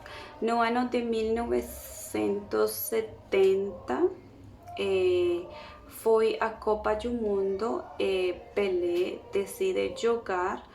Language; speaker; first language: Portuguese; non-native, learner; Spanish